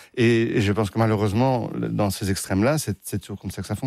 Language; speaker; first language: French; native; French